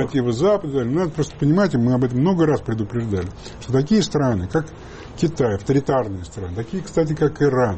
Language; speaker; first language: Russian; native; Russian